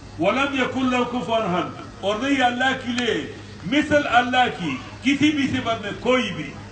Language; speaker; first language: Urdu; non-native, local second language; Pashto